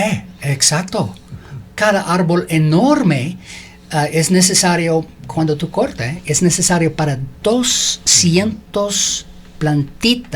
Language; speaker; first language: Spanish; non-native, learner; English